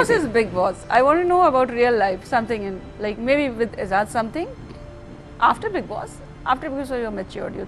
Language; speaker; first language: English; non-native, local second language; Hindi